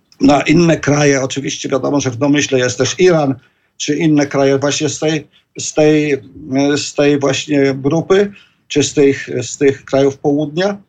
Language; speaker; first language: Polish; native; Polish